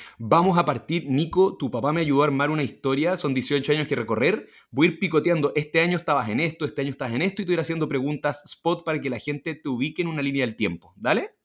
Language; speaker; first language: Spanish; native; Spanish